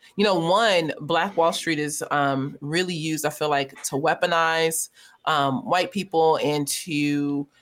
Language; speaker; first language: English; native; English